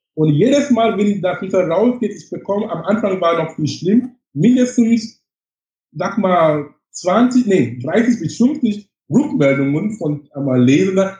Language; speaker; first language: German; non-native, fluent; English